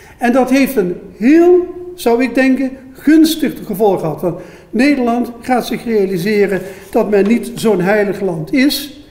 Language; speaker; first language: Dutch; native; Dutch